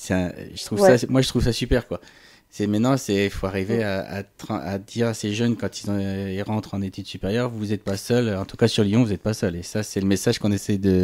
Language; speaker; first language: French; native; French